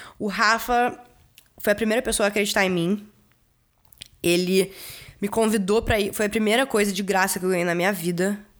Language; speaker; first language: Portuguese; early bilingual, heritage; Portuguese